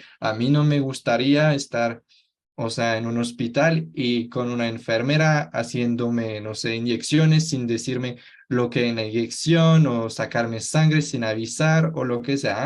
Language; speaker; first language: Spanish; non-native, fluent; French